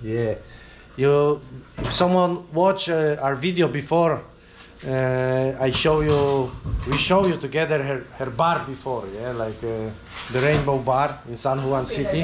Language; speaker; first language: English; non-native, learner; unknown